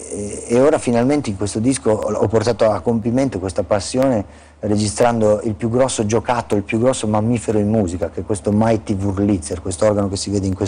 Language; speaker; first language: Italian; native; Italian